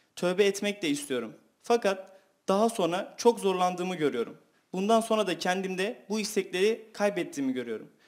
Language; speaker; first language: Turkish; native; Turkish